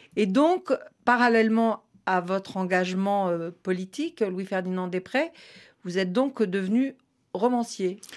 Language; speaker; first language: French; native; French